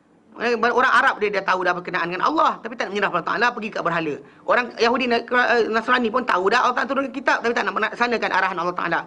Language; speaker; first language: Malay; native; Malay